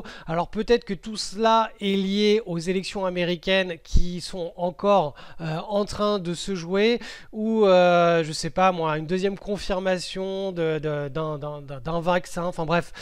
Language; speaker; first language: French; native; French